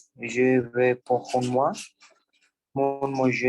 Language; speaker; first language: French; non-native, learner; Spanish